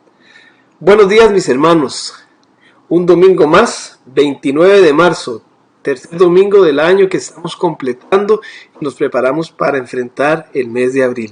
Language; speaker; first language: Spanish; native; Spanish